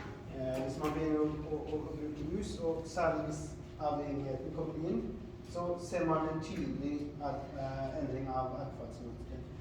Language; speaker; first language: Norwegian; non-native, fluent; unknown